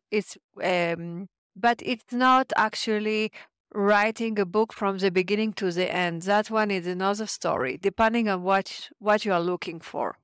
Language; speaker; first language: English; non-native, fluent; French